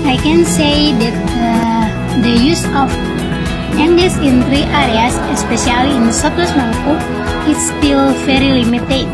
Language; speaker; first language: English; non-native, learner; Indonesian